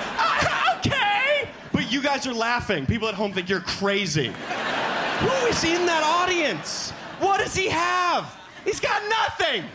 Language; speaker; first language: English; native; English